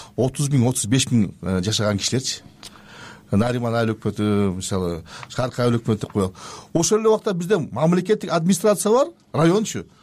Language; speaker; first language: Kyrgyz; native; Kyrgyz